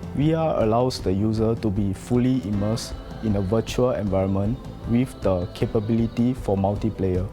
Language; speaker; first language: English; non-native, local second language; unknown